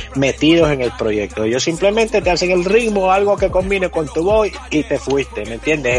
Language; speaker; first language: Spanish; early bilingual, heritage; Spanish